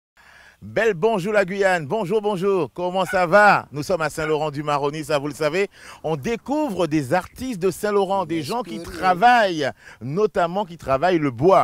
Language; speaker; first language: French; native; French